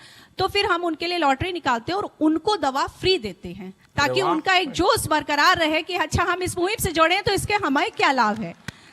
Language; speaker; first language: Hindi; native; Hindi